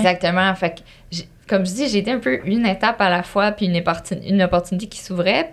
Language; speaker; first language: French; native; French